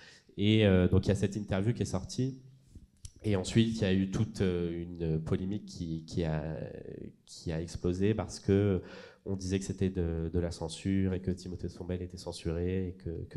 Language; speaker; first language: French; native; French